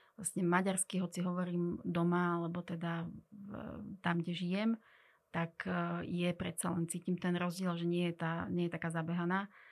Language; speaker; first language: Slovak; non-native, local second language; Hungarian